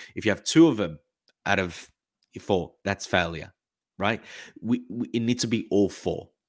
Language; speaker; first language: English; early bilingual, other home language; Italian